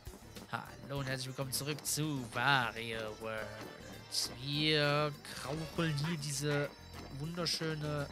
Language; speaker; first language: German; native; German